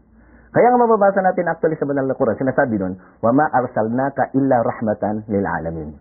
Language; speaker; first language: Filipino; native; Filipino